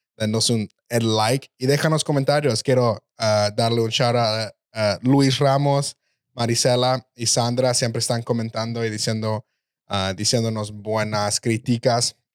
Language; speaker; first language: Spanish; early bilingual, heritage; Spanish